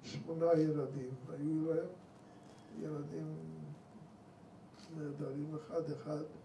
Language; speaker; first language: Hebrew; non-native, fluent; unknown